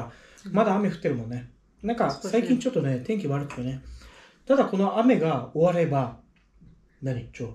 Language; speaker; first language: Japanese; native; Japanese